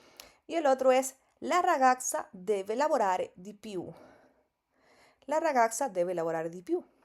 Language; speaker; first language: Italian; non-native, fluent; Spanish